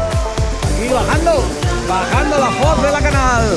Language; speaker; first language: Spanish; non-native, local second language; Catalan